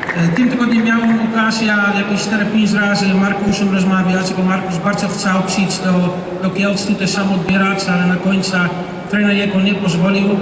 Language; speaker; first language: Polish; non-native, learner; Dutch